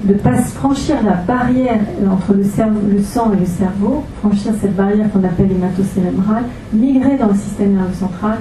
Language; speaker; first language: French; native; French